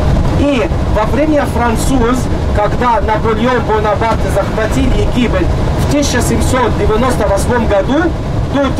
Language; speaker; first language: Russian; non-native, learner; Arabic